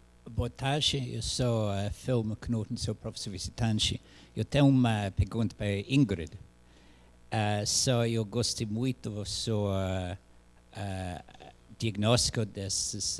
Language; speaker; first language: Portuguese; non-native, learner; English